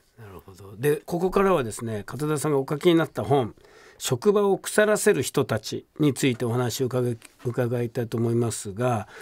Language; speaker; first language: Japanese; native; Japanese